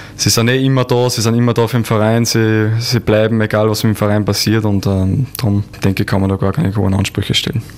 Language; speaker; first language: German; native; German